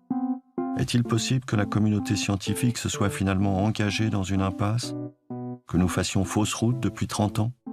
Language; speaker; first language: French; native; French